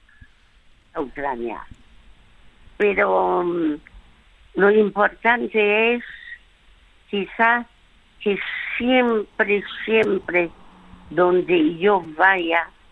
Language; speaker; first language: Spanish; early bilingual, other home language; French